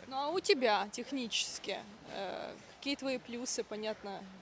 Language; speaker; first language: Russian; native; Russian